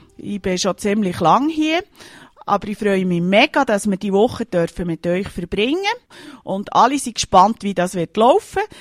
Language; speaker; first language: German; native; German